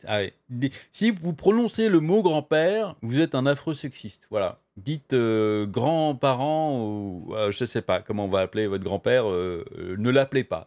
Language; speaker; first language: French; native; French